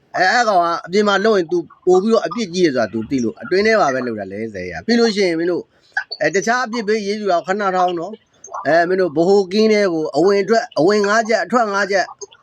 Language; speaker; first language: Burmese; native; Burmese